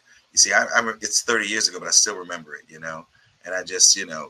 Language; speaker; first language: English; native; English